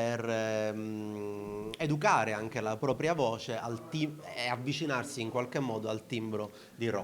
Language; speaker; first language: Italian; native; Italian